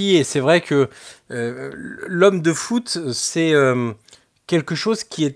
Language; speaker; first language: French; native; French